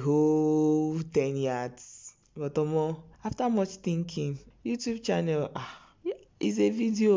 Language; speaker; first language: English; non-native, local second language; Igbo